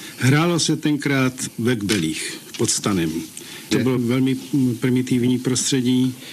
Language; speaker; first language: Czech; native; Czech